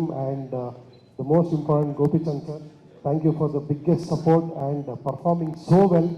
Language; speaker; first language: Telugu; native; Telugu